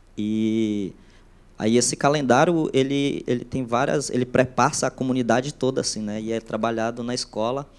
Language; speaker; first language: Portuguese; native; Portuguese